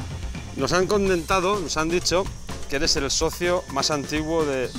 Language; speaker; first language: Spanish; native; Spanish